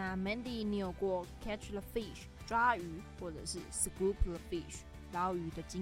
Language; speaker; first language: Chinese; native; Chinese